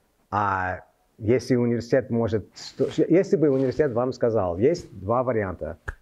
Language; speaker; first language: Russian; non-native, fluent; English